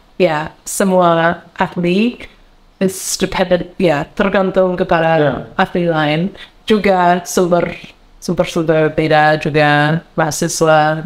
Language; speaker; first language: Indonesian; non-native, learner; English